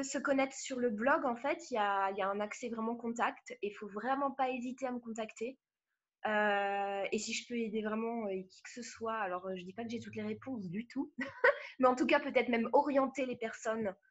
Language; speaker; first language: French; native; French